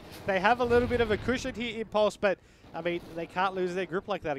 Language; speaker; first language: English; native; English